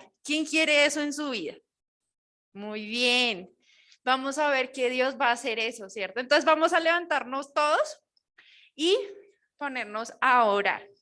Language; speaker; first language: Spanish; native; Spanish